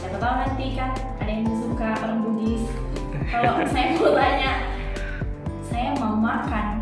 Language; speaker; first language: Indonesian; non-native, local second language; Balinese